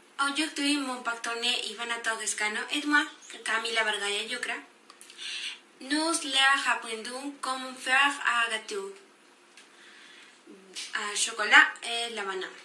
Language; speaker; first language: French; non-native, learner; Spanish